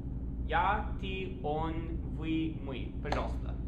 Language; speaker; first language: Russian; non-native, learner; English